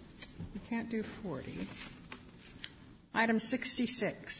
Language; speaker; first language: English; native; English